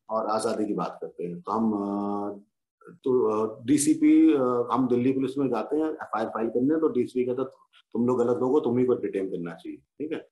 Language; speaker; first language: Hindi; native; Hindi